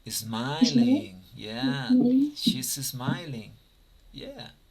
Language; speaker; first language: English; non-native, fluent; Spanish